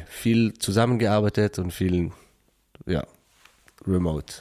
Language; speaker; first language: German; non-native, learner; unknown